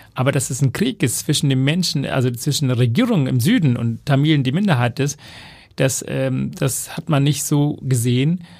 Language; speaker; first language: German; non-native, fluent; Tamil